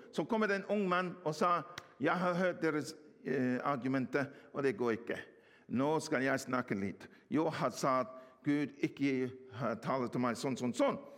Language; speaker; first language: Norwegian; non-native, fluent; English